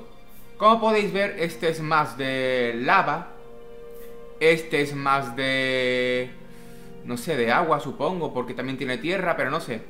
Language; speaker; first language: Spanish; native; Spanish